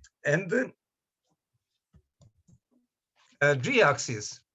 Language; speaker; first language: English; non-native, learner; Serbian